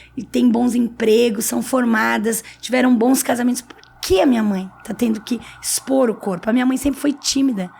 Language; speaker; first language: Portuguese; native; Portuguese